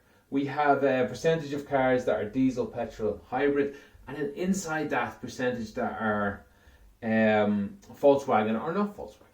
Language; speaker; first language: English; native; English